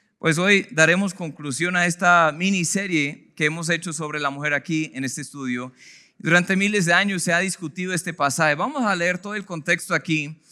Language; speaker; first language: Spanish; non-native, fluent; English